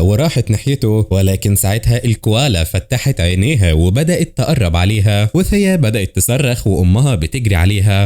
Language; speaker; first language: Arabic; native; Arabic